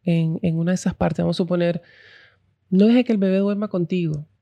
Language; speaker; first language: Spanish; early bilingual, heritage; Spanish